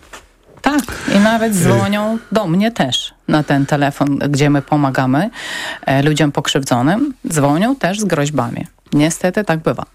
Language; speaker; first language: Polish; non-native, learner; Ukrainian